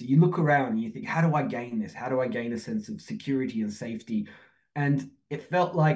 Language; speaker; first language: English; native; English